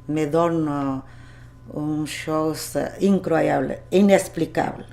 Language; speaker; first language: French; non-native, learner; Spanish